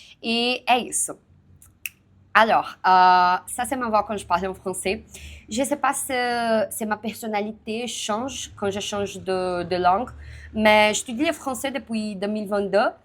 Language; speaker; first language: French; non-native, learner; Portuguese